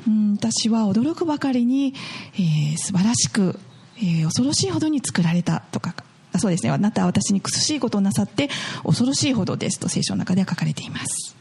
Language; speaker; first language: Japanese; native; Japanese